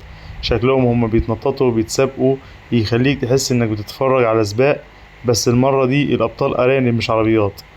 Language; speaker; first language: Arabic; native; Arabic